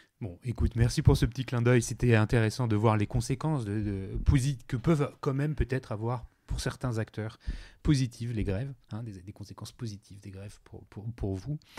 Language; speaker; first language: French; native; French